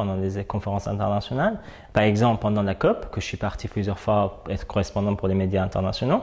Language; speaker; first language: French; non-native, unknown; Persian